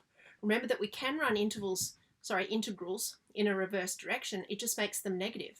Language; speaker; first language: English; native; English